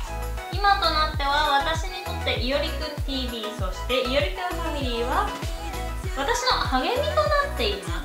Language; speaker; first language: Japanese; native; Japanese